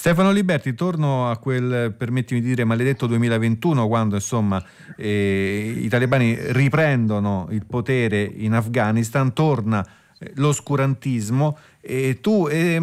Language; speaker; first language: Italian; native; Italian